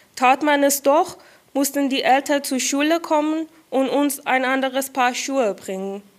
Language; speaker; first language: German; non-native, fluent; Persian